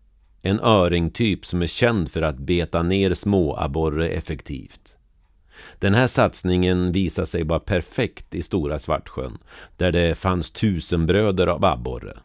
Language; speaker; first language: Swedish; native; Swedish